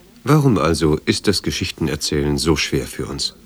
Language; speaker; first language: German; native; German